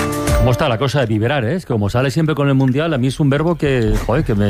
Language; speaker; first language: Spanish; native; Spanish